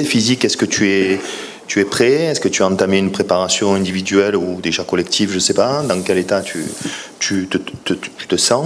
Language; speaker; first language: French; native; French